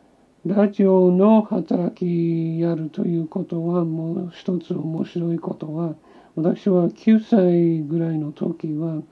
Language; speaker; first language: Japanese; non-native, local second language; English